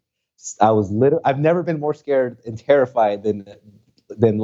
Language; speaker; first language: English; early bilingual, other home language; Spanish